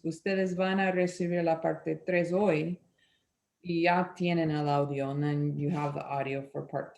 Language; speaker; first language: Spanish; non-native, fluent; English